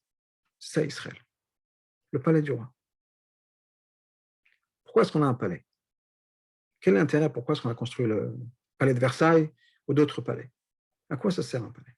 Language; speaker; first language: French; native; French